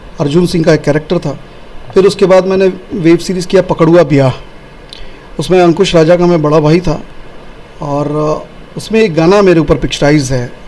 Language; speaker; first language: Hindi; non-native, local second language; Bhojpuri